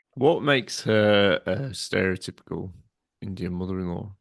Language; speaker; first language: English; native; English